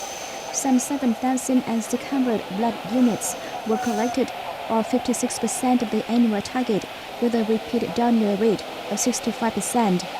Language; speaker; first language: English; non-native, fluent; Vietnamese